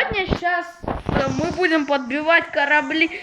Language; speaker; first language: Russian; native; Russian